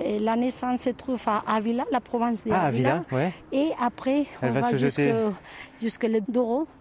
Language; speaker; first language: French; non-native, fluent; Spanish